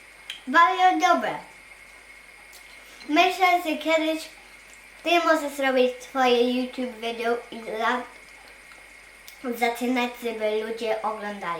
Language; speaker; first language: Polish; early bilingual, heritage; Polish